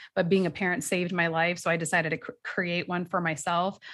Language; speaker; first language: English; native; English